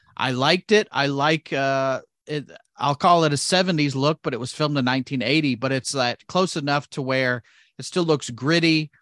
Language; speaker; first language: English; native; English